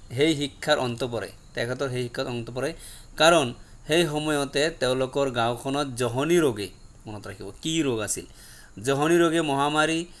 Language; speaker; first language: Assamese; non-native, local second language; Bangla